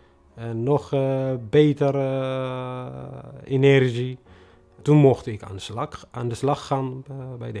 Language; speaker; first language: Dutch; non-native, fluent; Tigrinya